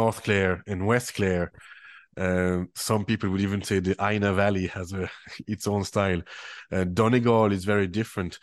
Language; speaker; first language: English; non-native, fluent; French